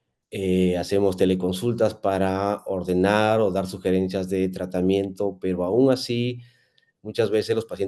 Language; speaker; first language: Spanish; native; Spanish